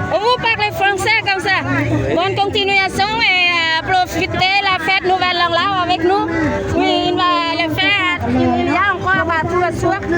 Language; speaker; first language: French; non-native, learner; Lao